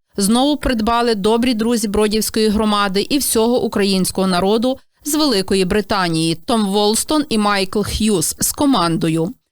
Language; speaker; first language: Ukrainian; native; Ukrainian